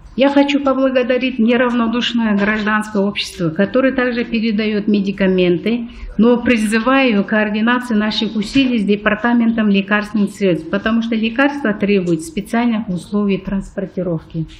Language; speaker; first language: Russian; non-native, local second language; Kyrgyz